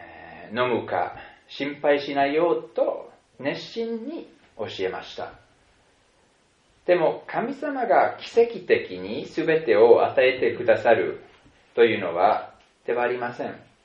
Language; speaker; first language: Japanese; non-native, fluent; German